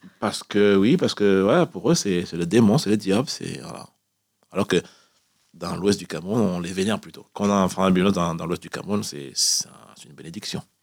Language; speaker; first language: French; early bilingual, other home language; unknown